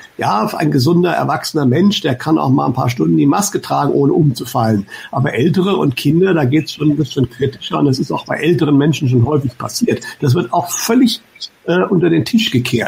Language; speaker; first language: German; native; German